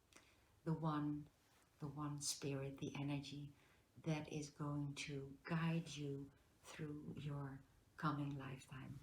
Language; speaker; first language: English; non-native, fluent; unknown